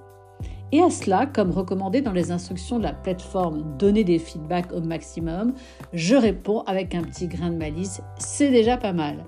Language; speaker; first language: French; native; French